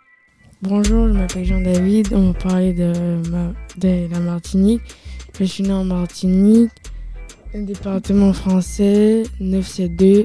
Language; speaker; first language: French; native; French